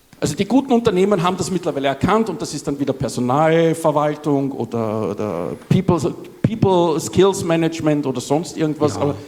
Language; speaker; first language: German; native; German